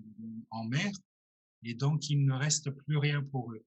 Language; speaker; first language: French; non-native, local second language; Malagasy